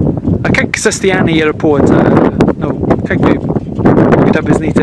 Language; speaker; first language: Russian; non-native, learner; English